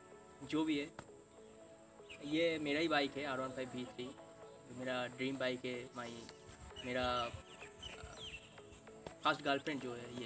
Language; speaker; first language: Hindi; non-native, local second language; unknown